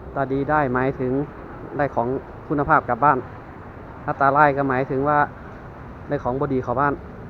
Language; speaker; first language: Thai; native; Thai